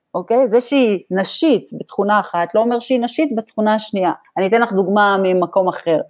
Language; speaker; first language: Hebrew; native; Hebrew